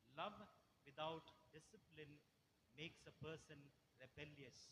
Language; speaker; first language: English; non-native, local second language; Tamil